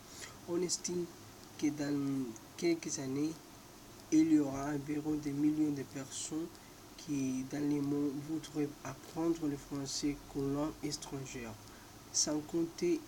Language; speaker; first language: French; non-native, learner; Spanish